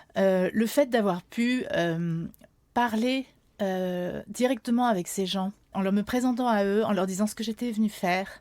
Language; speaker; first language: French; native; French